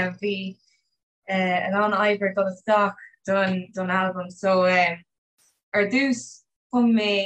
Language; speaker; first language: Irish; non-native, local second language; English